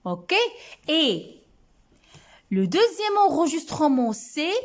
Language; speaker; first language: French; non-native, local second language; Arabic